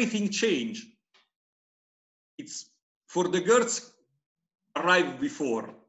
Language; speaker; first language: English; non-native, fluent; Italian